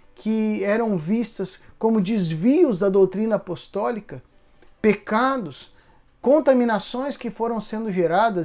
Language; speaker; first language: Portuguese; native; Portuguese